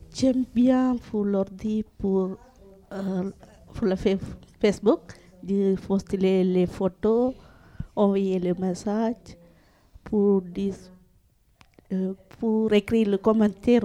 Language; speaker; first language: French; non-native, learner; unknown